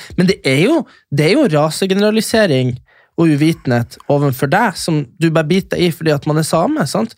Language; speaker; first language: Norwegian; native; Norwegian